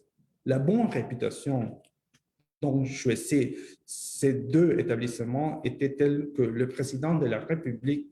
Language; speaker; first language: French; non-native, fluent; Spanish